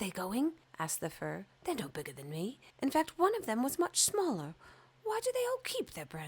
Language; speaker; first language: English; native; English